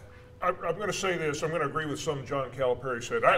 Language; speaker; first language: English; native; English